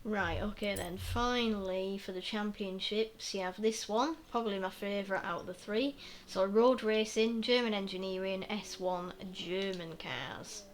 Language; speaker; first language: English; native; English